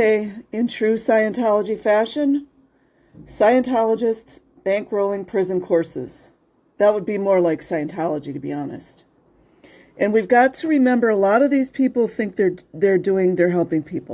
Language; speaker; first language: English; native; English